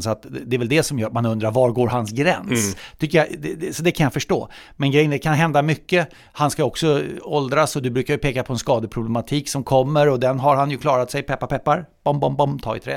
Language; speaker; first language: Swedish; native; Swedish